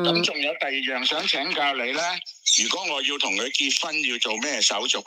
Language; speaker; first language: Cantonese; native; Cantonese